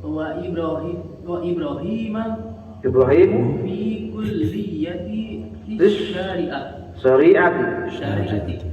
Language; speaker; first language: Arabic; non-native, learner; Indonesian